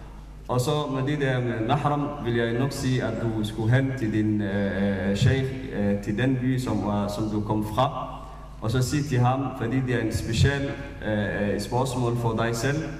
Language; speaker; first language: Danish; non-native, fluent; Somali